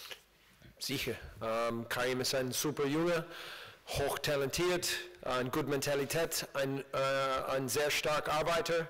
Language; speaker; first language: German; non-native, learner; English